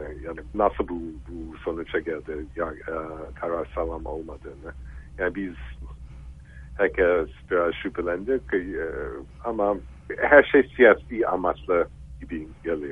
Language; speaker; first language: Turkish; non-native, fluent; English